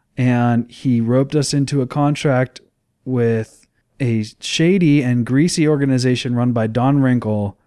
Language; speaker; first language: English; native; English